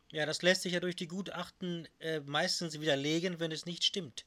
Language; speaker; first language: German; native; German